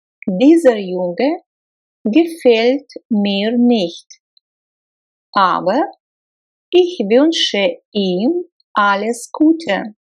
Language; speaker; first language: German; non-native, fluent; Russian